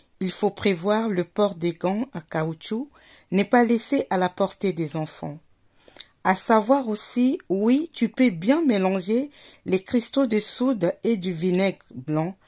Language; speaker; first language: French; non-native, local second language; Lingala